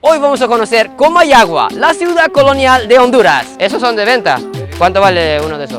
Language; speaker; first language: Spanish; non-native, fluent; English